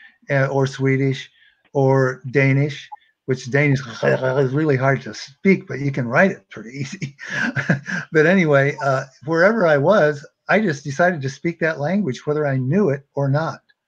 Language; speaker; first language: English; native; English